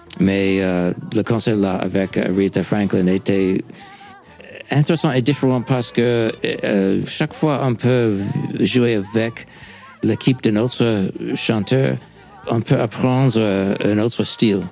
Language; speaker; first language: French; non-native, fluent; English